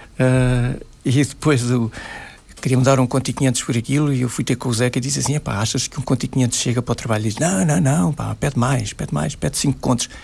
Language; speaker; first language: Portuguese; native; Portuguese